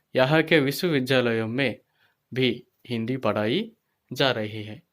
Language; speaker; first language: Hindi; non-native, local second language; Telugu